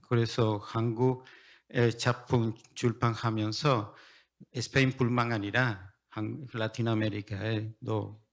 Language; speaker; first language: Korean; non-native, learner; Spanish